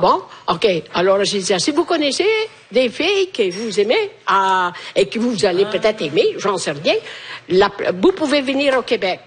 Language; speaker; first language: French; native; French